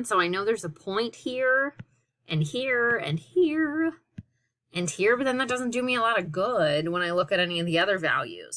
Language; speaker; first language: English; native; English